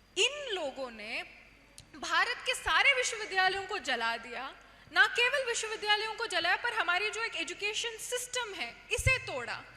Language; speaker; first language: Hindi; non-native, local second language; Kannada